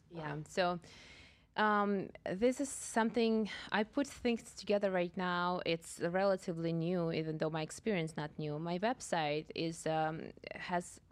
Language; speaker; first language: English; non-native, fluent; Russian